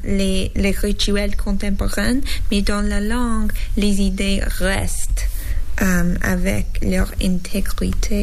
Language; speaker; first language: French; non-native, learner; English